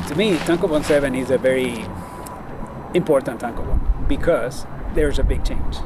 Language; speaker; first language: English; non-native, fluent; Spanish